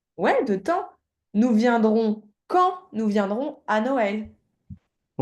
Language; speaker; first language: French; native; French